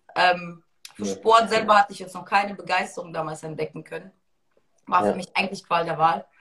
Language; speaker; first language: German; early bilingual, other home language; Russian